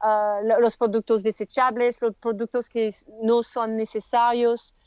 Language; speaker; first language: Spanish; non-native, learner; French